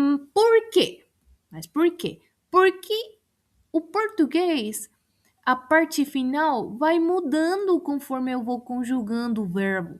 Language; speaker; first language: Portuguese; non-native, fluent; Spanish